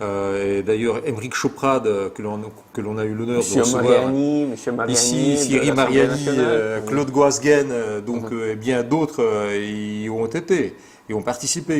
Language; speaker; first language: French; non-native, fluent; Russian